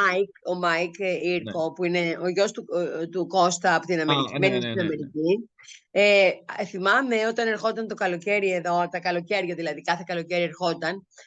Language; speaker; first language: Greek; native; Greek